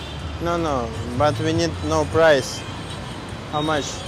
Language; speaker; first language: English; non-native, learner; Russian